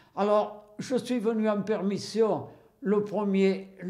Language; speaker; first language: French; native; French